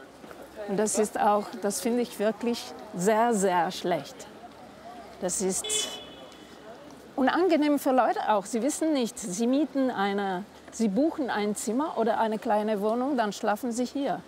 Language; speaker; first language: German; non-native, fluent; Italian